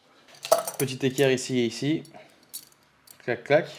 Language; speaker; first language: French; native; French